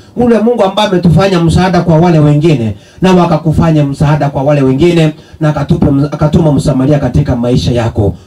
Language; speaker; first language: Swahili; non-native, local second language; Gusii